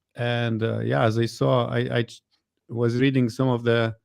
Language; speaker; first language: English; non-native, fluent; Lithuanian